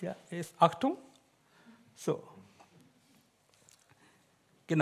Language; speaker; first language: German; non-native, learner; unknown